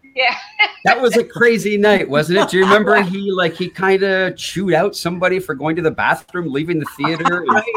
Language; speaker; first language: English; native; English